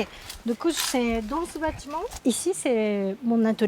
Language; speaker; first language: French; non-native, learner; Japanese